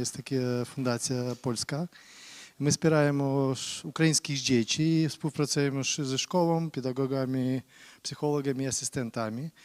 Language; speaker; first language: Polish; non-native, learner; Ukrainian